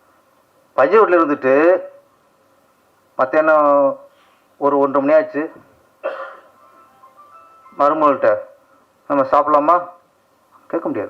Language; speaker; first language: Tamil; native; Tamil